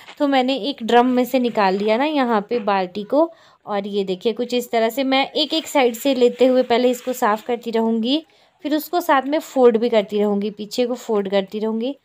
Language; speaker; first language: Hindi; native; Hindi